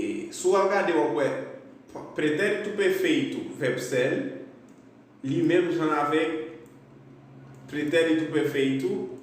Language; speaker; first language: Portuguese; non-native, fluent; Haitian Creole